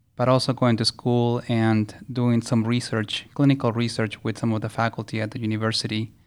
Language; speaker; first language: English; early bilingual, other home language; Spanish